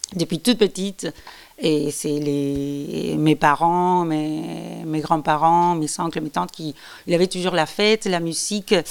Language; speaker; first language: French; non-native, fluent; Spanish